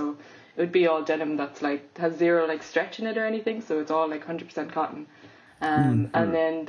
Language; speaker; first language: English; native; English